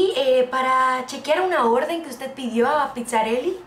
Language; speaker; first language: Spanish; native; Spanish